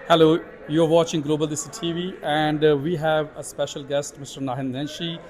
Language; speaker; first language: English; non-native, local second language; Punjabi